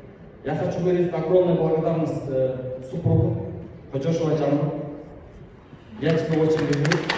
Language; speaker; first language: Russian; non-native, local second language; Kyrgyz